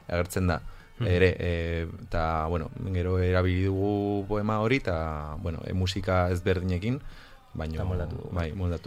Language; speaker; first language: Basque; early bilingual, other home language; Polish